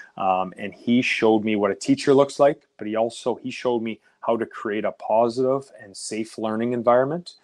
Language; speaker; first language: English; native; English